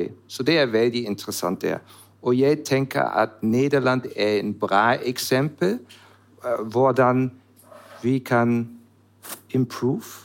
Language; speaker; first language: Norwegian; non-native, learner; German